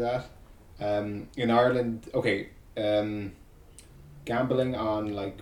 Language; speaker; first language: English; native; English